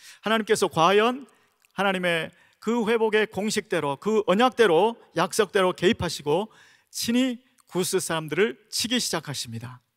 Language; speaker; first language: Korean; native; Korean